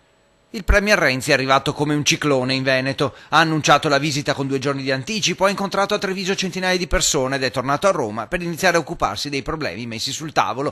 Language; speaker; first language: Italian; native; Italian